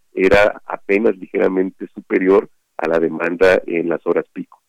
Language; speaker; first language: Spanish; native; Spanish